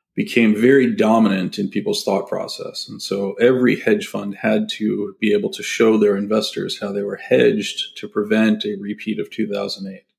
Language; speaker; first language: English; native; English